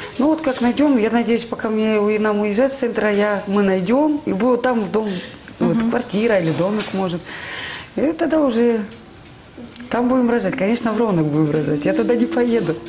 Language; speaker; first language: Ukrainian; non-native, local second language; Russian